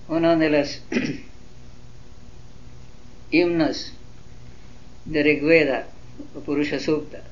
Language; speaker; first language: Spanish; non-native, learner; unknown